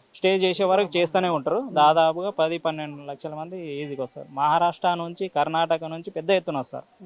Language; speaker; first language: Telugu; non-native, local second language; Lambadi